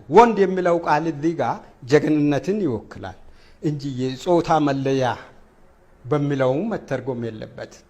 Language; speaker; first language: Amharic; non-native, local second language; Wolaytta